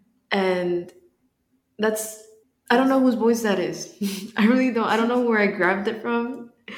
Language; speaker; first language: English; early bilingual, other home language; Spanish